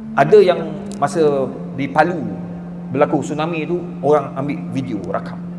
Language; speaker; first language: Malay; native; Malay